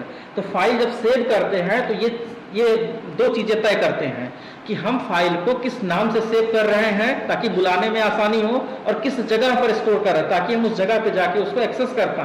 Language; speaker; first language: Hindi; native; Hindi